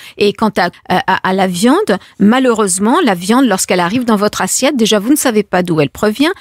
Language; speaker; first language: French; native; French